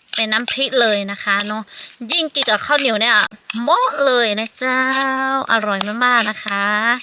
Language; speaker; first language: Thai; non-native, local second language; Lahu